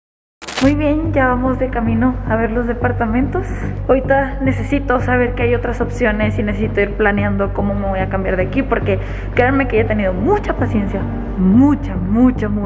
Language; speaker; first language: Spanish; native; Spanish